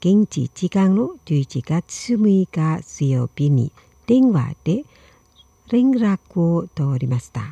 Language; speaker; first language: Japanese; non-native, fluent; Indonesian